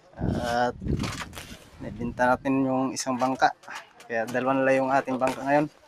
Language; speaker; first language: Filipino; non-native, local second language; Cebuano